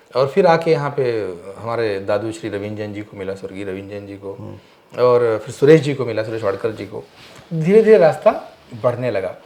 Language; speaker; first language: Hindi; native; Hindi